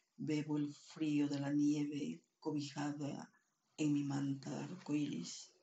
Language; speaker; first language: Spanish; non-native, local second language; Quechua